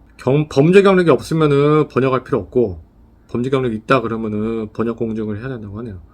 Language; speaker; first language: Korean; native; Korean